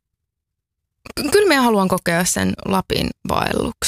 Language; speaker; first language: Finnish; native; Finnish